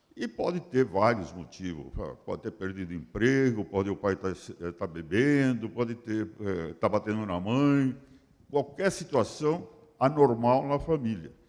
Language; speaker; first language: Portuguese; early bilingual, other home language; Spanish